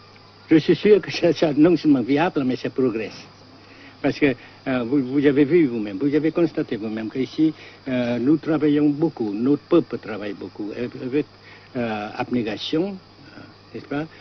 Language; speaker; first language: French; non-native, fluent; Vietnamese